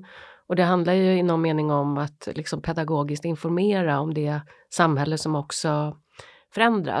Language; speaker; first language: Swedish; native; Swedish